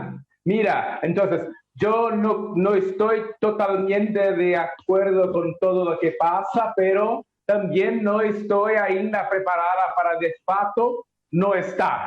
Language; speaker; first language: Spanish; non-native, learner; Portuguese